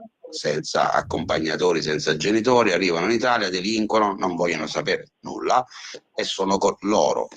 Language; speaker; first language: Italian; native; Italian